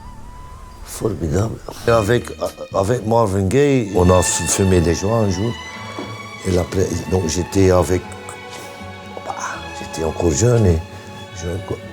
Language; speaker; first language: French; non-native, local second language; Dutch